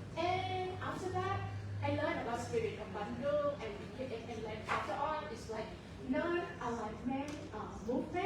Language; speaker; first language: English; non-native, fluent; Thai